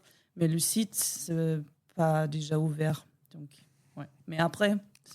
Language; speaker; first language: French; non-native, learner; German